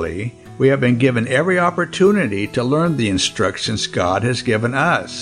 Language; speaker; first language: English; non-native, local second language; Yoruba